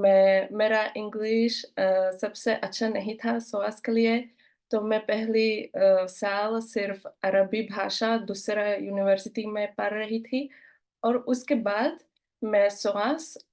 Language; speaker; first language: Hindi; non-native, learner; Slovak